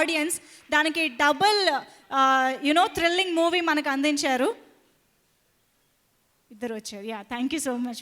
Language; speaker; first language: Telugu; native; Telugu